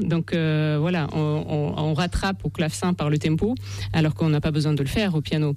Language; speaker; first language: French; non-native, fluent; Russian